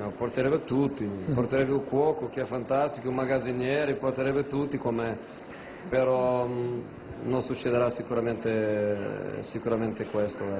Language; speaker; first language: Italian; non-native, fluent; Portuguese